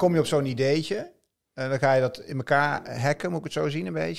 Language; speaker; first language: Dutch; native; Dutch